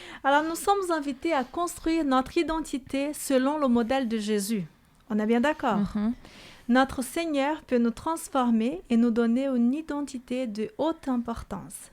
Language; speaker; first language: French; native; French